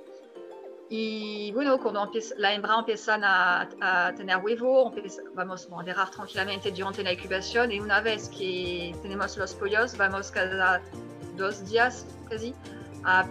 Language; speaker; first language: Spanish; non-native, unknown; French